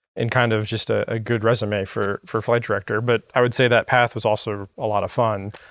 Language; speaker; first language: English; native; English